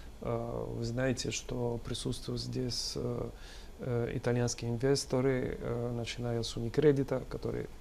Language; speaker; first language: Russian; non-native, fluent; Italian